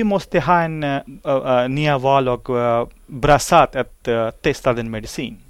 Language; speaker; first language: Swedish; non-native, learner; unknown